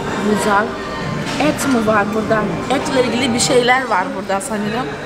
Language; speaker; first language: Turkish; non-native, fluent; Portuguese